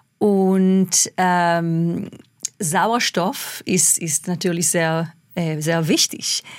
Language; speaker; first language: German; non-native, fluent; Hebrew